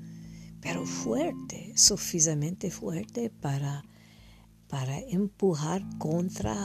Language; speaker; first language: Spanish; non-native, fluent; English